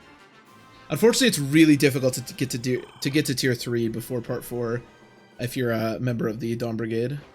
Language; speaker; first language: English; native; English